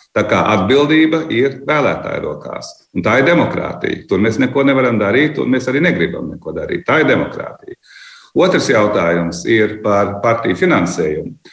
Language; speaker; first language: Latvian; native; Latvian